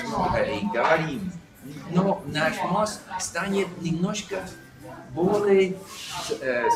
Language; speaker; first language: Russian; non-native, learner; English